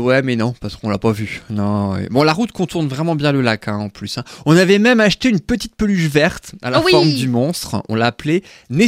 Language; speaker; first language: French; native; French